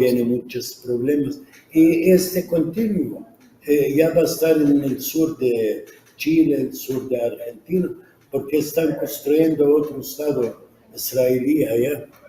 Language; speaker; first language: Spanish; non-native, fluent; Arabic